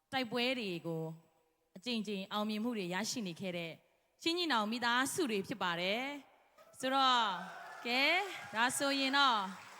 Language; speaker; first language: Burmese; non-native, local second language; Tedim Chin